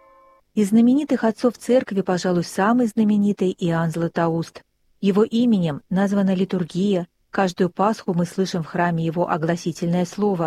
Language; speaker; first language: Russian; native; Russian